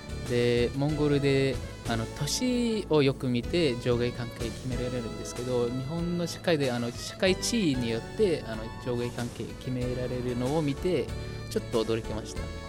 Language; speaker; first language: Japanese; non-native, fluent; Mongolian